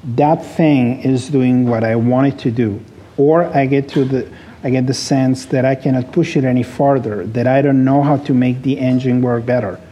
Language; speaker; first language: English; non-native, fluent; Spanish